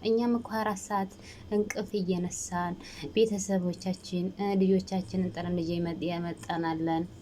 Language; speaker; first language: Amharic; native; Amharic